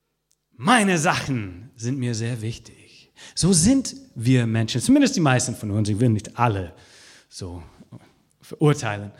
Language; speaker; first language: German; non-native, fluent; English